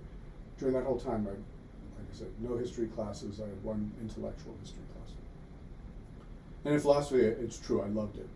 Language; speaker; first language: English; native; English